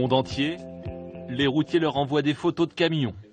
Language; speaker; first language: French; native; French